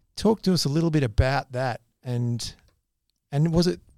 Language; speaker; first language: English; native; English